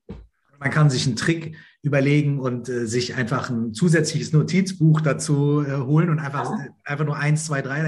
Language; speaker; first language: German; native; German